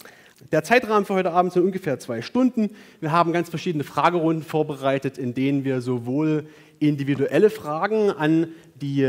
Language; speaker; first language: German; native; German